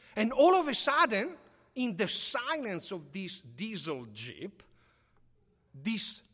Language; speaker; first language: English; non-native, fluent; Italian